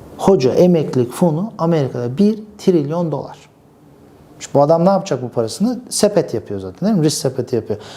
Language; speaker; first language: Turkish; early bilingual, other home language; English